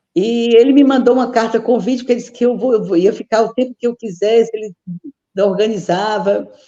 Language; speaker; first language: Portuguese; native; Portuguese